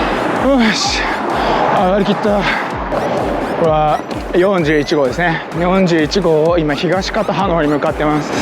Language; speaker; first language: Japanese; native; Japanese